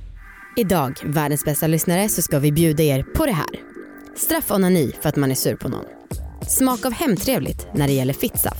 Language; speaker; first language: Swedish; native; Swedish